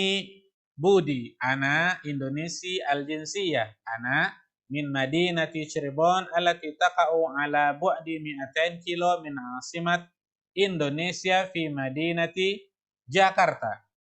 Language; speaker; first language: Arabic; non-native, fluent; Indonesian